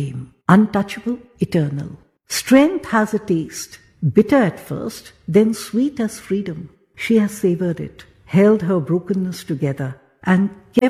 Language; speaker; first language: English; non-native, local second language; Hindi